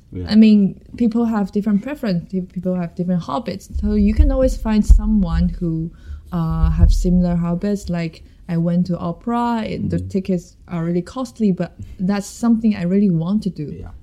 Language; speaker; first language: English; non-native, fluent; Chinese